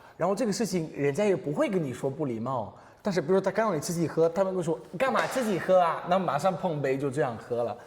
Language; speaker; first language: Chinese; non-native, fluent; Italian